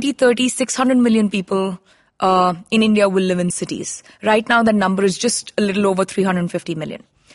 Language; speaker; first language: English; non-native, local second language; Hindi